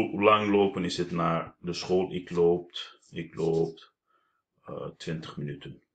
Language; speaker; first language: Dutch; non-native, fluent; Turkish